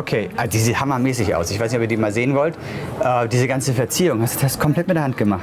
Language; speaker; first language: German; native; German